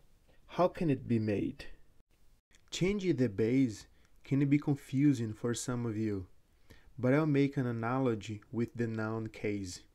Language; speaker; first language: English; non-native, fluent; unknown